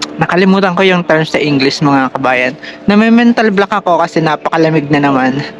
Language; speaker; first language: Filipino; native; Filipino